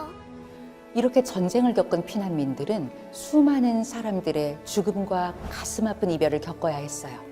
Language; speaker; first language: Korean; native; Korean